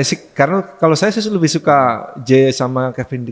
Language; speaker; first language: Indonesian; native; Indonesian